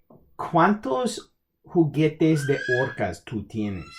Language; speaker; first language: Spanish; non-native, fluent; English